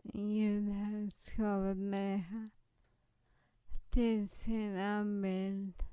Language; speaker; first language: Swedish; non-native, fluent; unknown